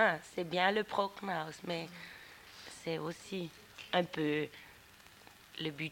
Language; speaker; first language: French; non-native, local second language; German